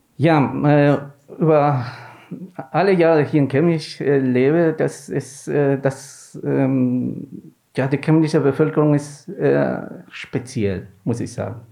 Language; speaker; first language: German; non-native, fluent; Spanish